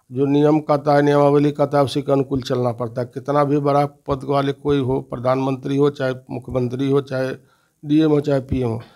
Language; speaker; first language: Hindi; native; Hindi